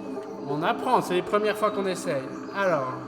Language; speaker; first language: French; native; French